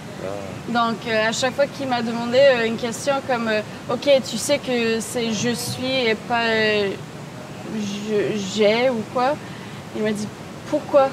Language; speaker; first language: French; non-native, local second language; English